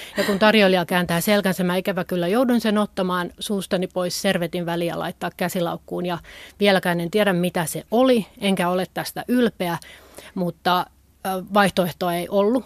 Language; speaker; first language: Finnish; native; Finnish